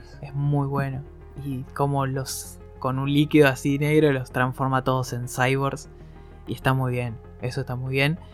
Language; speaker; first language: Spanish; native; Spanish